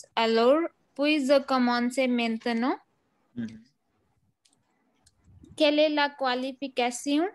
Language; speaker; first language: French; non-native, learner; Hindi